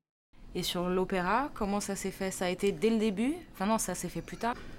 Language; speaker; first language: French; native; French